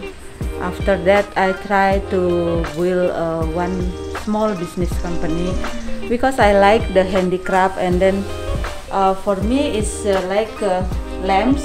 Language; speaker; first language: English; non-native, learner; Indonesian